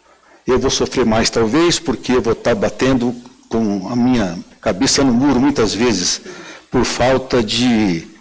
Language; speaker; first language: Portuguese; native; Portuguese